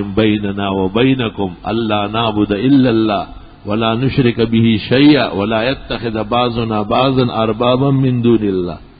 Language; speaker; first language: Urdu; non-native, local second language; Pashto